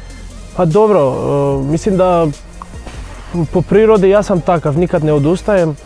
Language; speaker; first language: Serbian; non-native, fluent; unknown